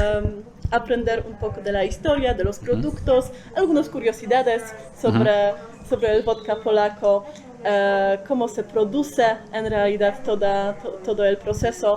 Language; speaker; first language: Spanish; non-native, fluent; Polish